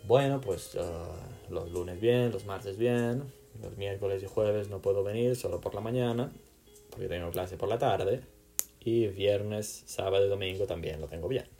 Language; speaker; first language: Spanish; non-native, local second language; Catalan